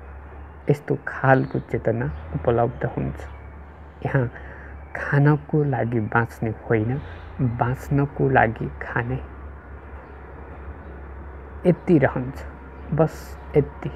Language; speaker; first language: Nepali; native; Nepali